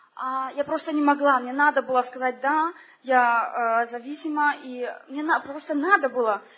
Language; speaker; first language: Russian; non-native, learner; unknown